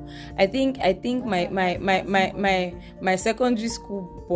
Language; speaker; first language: English; non-native, local second language; French